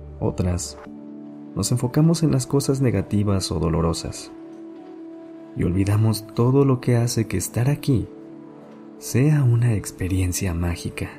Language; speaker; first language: Spanish; native; Spanish